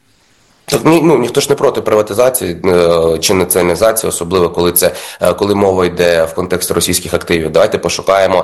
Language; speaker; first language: Ukrainian; native; Ukrainian